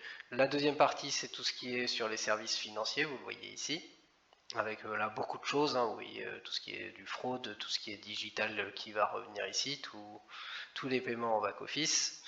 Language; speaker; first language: French; native; French